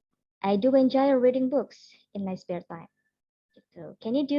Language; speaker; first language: English; non-native, learner; Indonesian